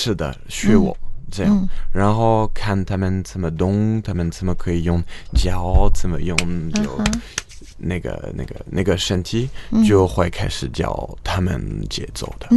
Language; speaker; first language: Chinese; non-native, fluent; French